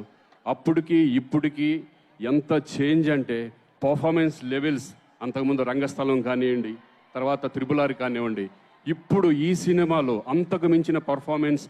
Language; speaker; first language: Telugu; native; Telugu